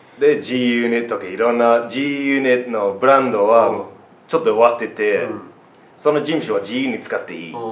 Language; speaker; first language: Japanese; non-native, fluent; English